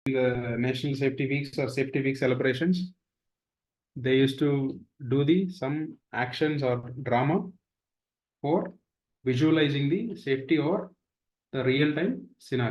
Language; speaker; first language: English; non-native, local second language; Telugu